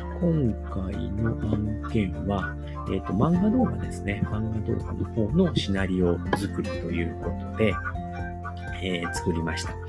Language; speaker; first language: Japanese; native; Japanese